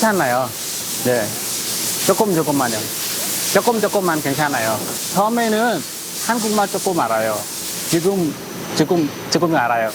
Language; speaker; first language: Korean; non-native, learner; Khmer